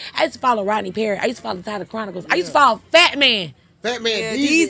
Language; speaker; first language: English; native; English